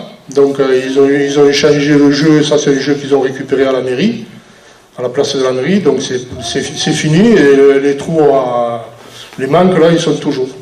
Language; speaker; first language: French; native; French